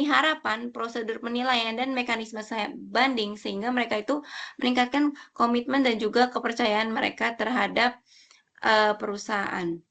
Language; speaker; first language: Indonesian; native; Indonesian